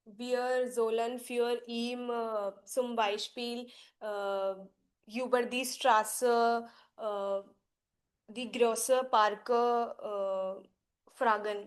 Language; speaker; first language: German; non-native, learner; Hindi